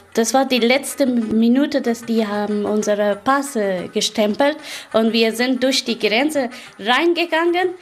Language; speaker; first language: German; non-native, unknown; Persian